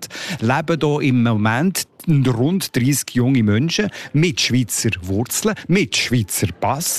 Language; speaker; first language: German; native; German